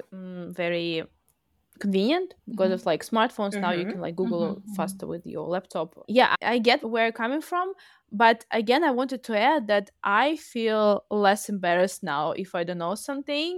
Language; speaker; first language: English; non-native, fluent; Russian